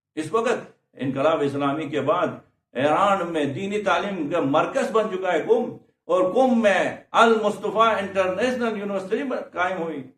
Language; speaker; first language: Urdu; non-native, local second language; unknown